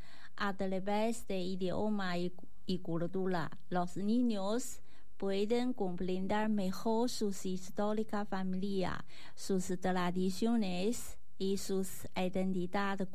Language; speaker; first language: Spanish; non-native, learner; Chinese